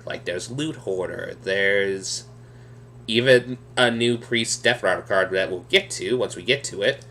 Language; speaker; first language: English; native; English